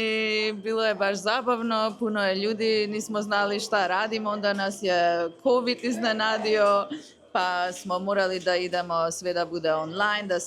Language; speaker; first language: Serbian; early bilingual, heritage; Croatian